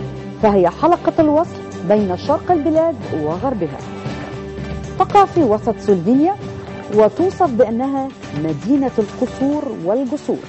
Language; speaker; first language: Arabic; native; Arabic